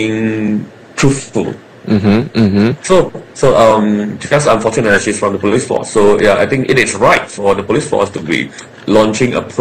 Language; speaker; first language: English; non-native, local second language; Chinese